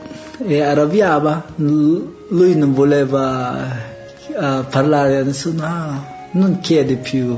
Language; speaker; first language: Italian; non-native, learner; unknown